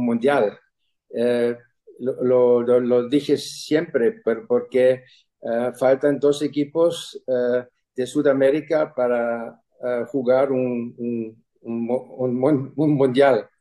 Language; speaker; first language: Spanish; non-native, fluent; German